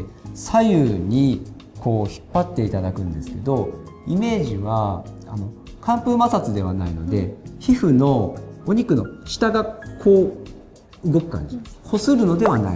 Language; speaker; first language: Japanese; native; Japanese